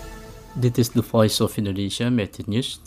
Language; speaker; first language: Dutch; non-native, fluent; Indonesian